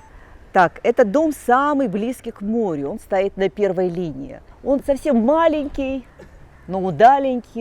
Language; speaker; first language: Russian; native; Russian